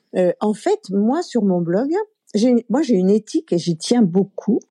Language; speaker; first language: French; native; French